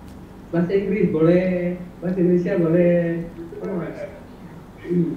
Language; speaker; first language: Korean; native; Korean